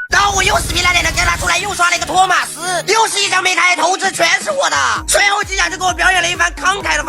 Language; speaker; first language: Chinese; native; Chinese